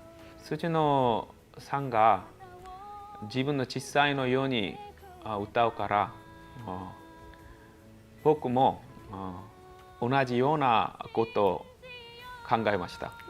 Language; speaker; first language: Japanese; non-native, learner; Korean